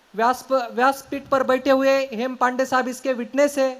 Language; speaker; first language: Hindi; non-native, local second language; Marathi